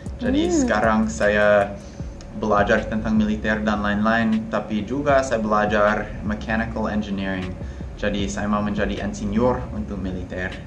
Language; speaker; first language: Indonesian; non-native, fluent; English